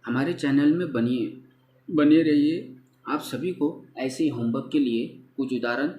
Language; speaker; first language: Hindi; non-native, local second language; Marathi